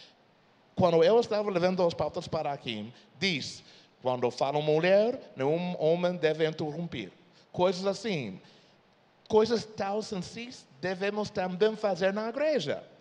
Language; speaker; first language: Portuguese; non-native, fluent; English